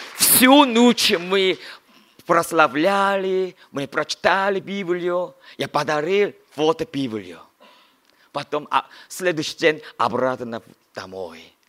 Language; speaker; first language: Russian; non-native, learner; Korean